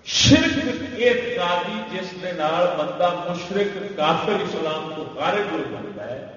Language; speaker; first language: Urdu; non-native, local second language; Punjabi